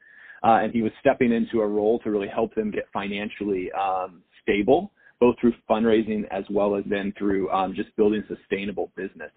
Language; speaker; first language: English; native; English